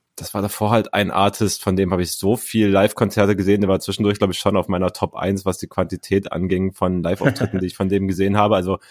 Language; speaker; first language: German; native; German